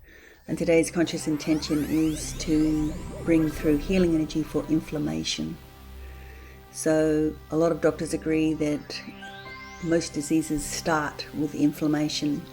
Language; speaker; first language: English; native; English